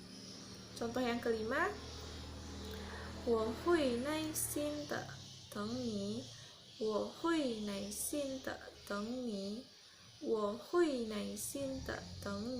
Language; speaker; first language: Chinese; non-native, learner; Indonesian